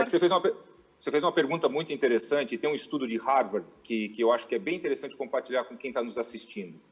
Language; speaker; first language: Portuguese; native; Portuguese